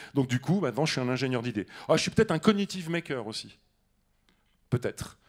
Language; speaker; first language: French; native; French